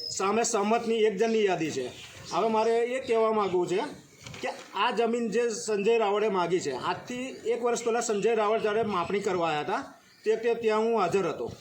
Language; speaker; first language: Gujarati; native; Gujarati